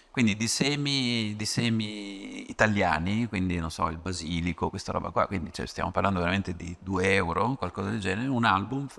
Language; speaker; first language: Italian; native; Italian